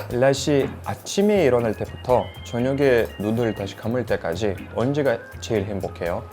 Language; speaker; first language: Korean; non-native, fluent; Russian